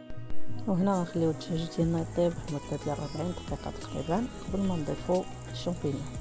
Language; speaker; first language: Arabic; native; Arabic